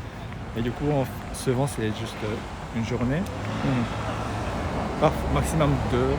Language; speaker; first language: French; non-native, learner; Japanese